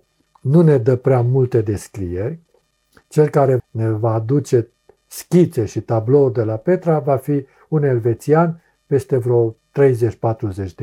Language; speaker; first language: Romanian; native; Romanian